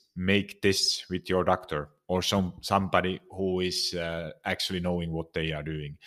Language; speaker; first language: English; non-native, fluent; Finnish